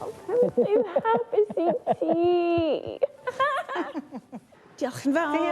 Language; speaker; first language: Welsh; non-native, learner; English